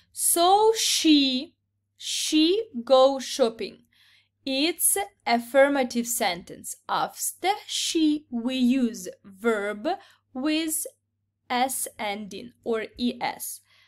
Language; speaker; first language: English; non-native, fluent; Ukrainian